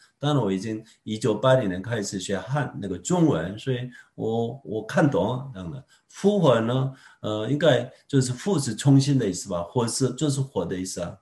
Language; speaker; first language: Chinese; non-native, fluent; Korean